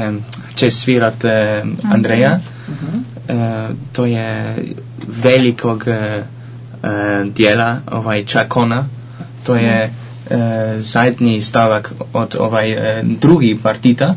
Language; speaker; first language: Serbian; non-native, learner; Dutch